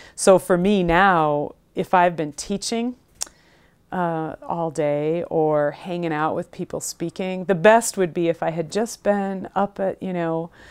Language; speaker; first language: English; native; English